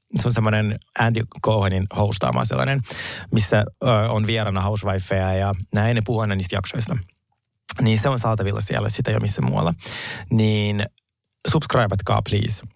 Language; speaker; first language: Finnish; early bilingual, other home language; Russian